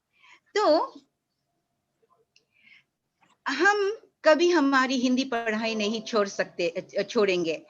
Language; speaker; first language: Hindi; early bilingual, heritage; Hindi